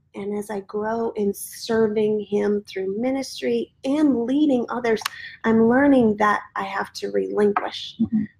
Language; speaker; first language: English; native; English